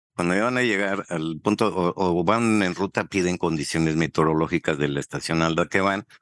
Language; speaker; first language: Spanish; native; Spanish